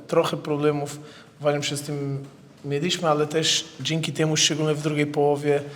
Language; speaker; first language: Polish; non-native, fluent; Portuguese